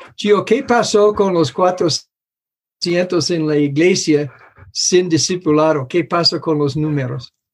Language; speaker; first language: Spanish; non-native, fluent; English